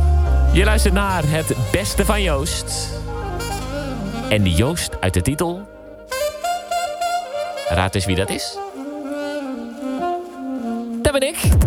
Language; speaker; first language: Dutch; native; Dutch